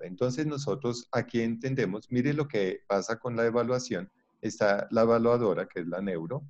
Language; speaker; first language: Spanish; native; Spanish